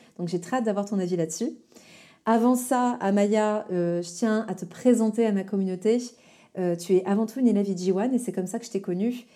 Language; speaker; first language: French; native; French